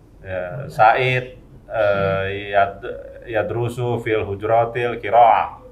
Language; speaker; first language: Arabic; non-native, learner; Indonesian